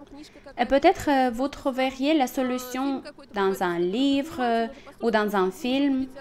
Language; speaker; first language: French; non-native, fluent; Russian